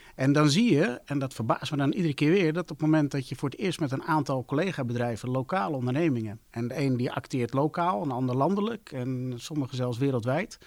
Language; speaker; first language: Dutch; native; Dutch